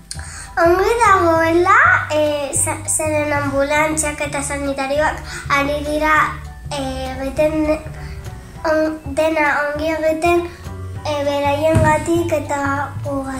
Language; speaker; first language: Basque; non-native, local second language; Spanish